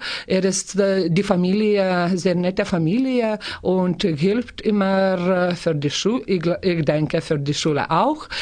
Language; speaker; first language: German; non-native, learner; Lithuanian